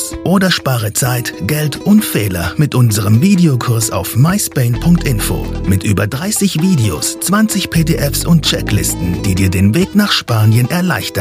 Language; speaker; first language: German; native; German